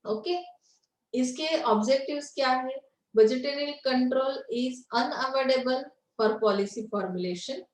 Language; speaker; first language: Hindi; non-native, local second language; Marathi